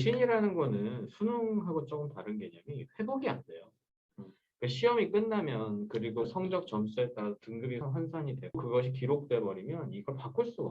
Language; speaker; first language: Korean; native; Korean